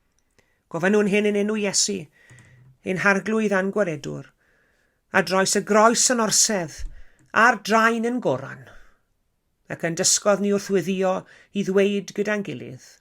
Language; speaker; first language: Welsh; native; Welsh